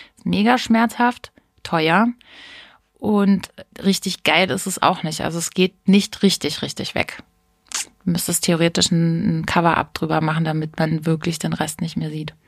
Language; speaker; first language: German; native; German